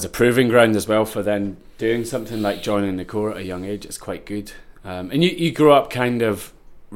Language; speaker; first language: English; native; English